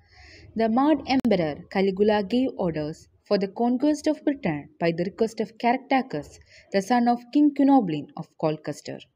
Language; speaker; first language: English; non-native, local second language; Malayalam